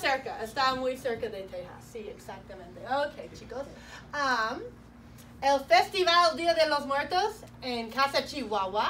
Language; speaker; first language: Spanish; non-native, fluent; English